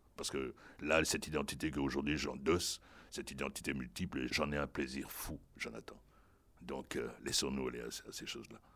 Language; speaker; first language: French; non-native, local second language; Lingala